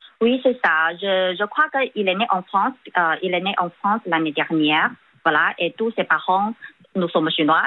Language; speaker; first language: French; non-native, fluent; Chinese